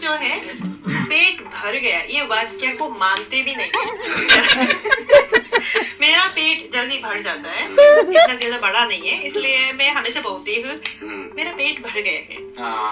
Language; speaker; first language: Hindi; non-native, fluent; Japanese